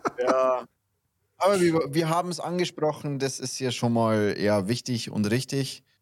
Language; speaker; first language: German; native; German